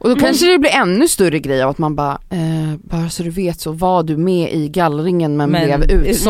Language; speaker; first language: Swedish; native; Swedish